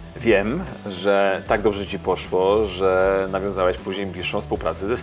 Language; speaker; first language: Polish; native; Polish